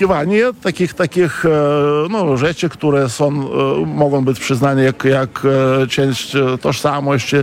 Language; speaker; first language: Polish; non-native, fluent; Lithuanian